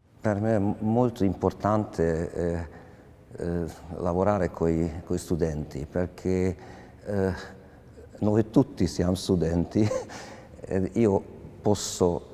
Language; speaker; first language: Italian; non-native, fluent; Hungarian